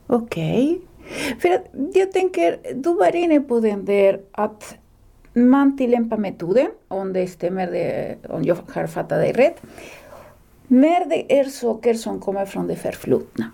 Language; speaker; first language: Swedish; non-native, fluent; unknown